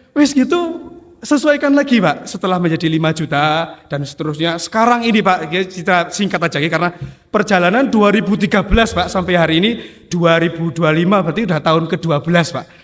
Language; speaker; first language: Indonesian; non-native, local second language; Javanese